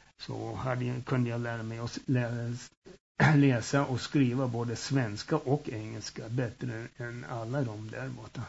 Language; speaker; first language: Swedish; early bilingual, heritage; Swedish